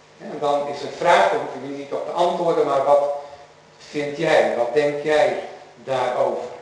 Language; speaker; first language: Dutch; native; Dutch